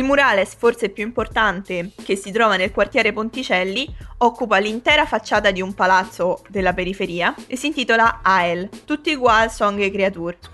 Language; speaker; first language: Italian; native; Italian